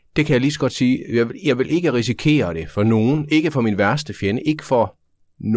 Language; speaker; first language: Danish; native; Danish